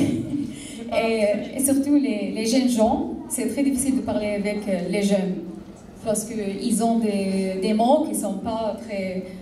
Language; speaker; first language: French; non-native, fluent; Arabic